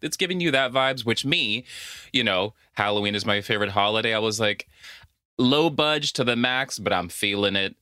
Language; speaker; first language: English; native; English